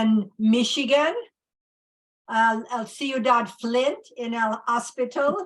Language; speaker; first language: Spanish; non-native, learner; English